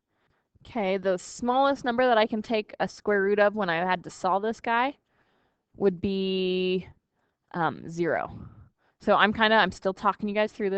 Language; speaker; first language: English; native; English